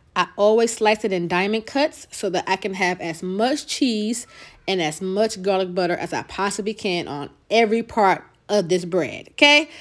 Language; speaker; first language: English; native; English